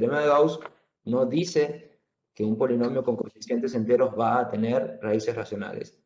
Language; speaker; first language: Spanish; native; Spanish